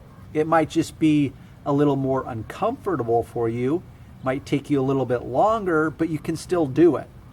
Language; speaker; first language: English; native; English